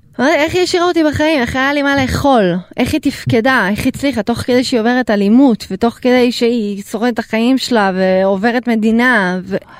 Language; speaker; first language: Hebrew; early bilingual, other home language; Russian